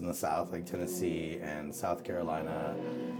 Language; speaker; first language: English; native; English